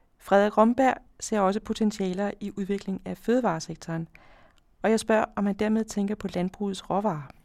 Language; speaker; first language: Danish; native; Danish